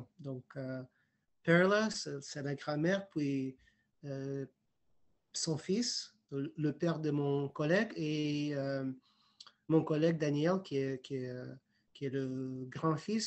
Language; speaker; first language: French; non-native, fluent; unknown